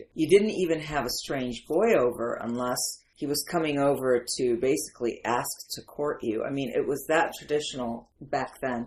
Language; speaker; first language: English; early bilingual, other home language; Arabic